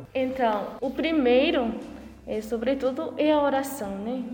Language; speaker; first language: Portuguese; non-native, fluent; Spanish